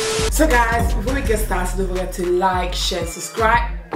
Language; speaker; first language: English; native; English